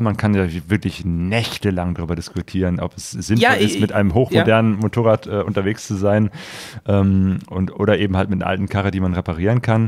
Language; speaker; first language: German; native; German